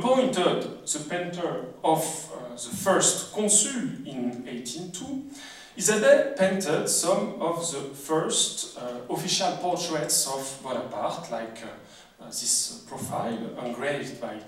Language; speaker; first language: English; non-native, fluent; French